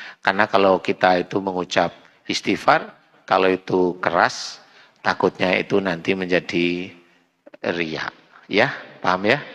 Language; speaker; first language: Indonesian; native; Indonesian